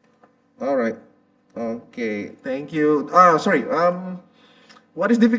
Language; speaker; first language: English; non-native, fluent; Indonesian